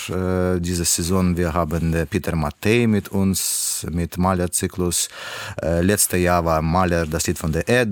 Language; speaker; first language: German; non-native, learner; Russian